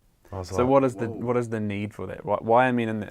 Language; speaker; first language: English; native; English